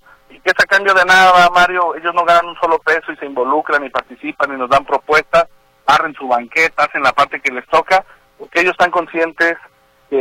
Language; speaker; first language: Spanish; native; Spanish